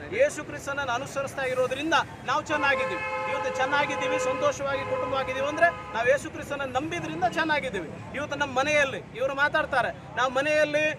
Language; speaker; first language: Kannada; non-native, local second language; Lambadi